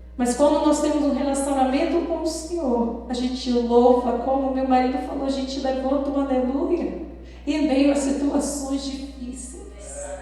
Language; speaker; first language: Portuguese; native; Portuguese